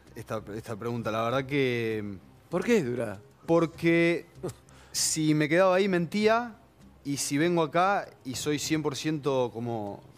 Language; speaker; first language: Spanish; native; Spanish